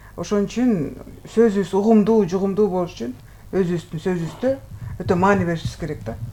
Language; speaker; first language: Kyrgyz; non-native, local second language; Russian